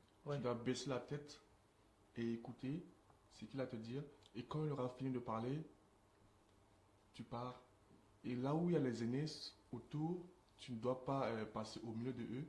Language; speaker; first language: French; non-native, local second language; Sango